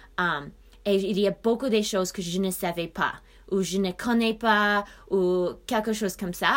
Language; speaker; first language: French; non-native, learner; English